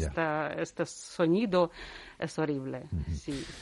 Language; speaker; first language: Spanish; non-native, learner; Russian